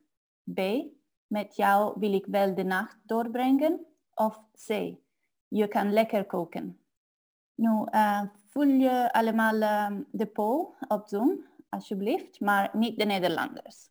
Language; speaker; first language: Dutch; non-native, learner; English